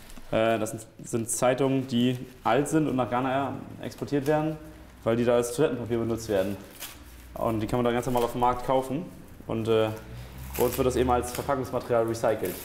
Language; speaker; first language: German; native; German